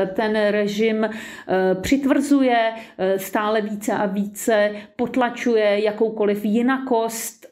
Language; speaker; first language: Czech; native; Czech